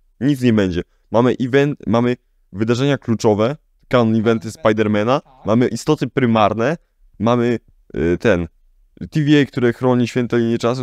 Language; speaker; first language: Polish; native; Polish